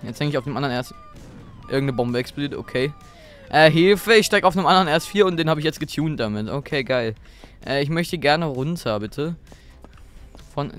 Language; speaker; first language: German; native; German